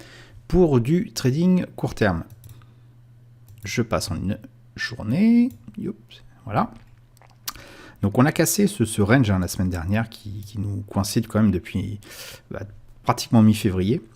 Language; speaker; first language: French; native; French